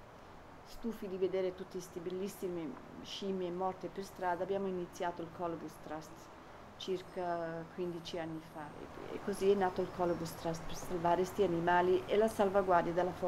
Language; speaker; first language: Italian; early bilingual, heritage; Italian